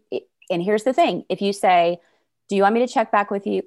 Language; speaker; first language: English; native; English